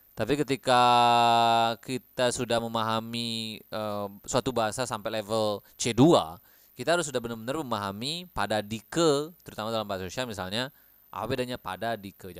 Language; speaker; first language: Indonesian; native; Indonesian